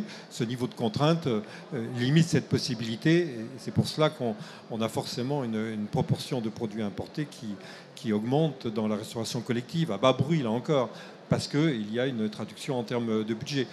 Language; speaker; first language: French; native; French